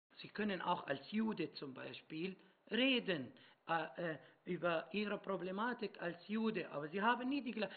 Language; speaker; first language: German; non-native, fluent; Arabic